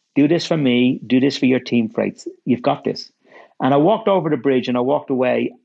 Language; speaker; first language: English; native; English